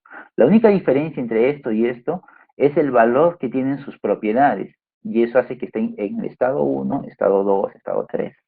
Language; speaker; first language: Spanish; native; Spanish